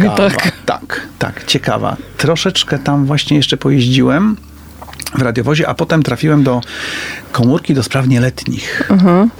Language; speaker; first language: Polish; native; Polish